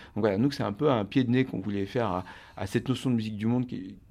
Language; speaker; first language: French; native; French